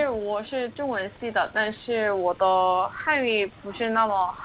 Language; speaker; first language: Chinese; non-native, learner; Korean